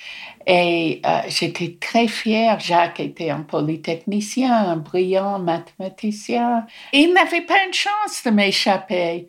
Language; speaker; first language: French; non-native, fluent; English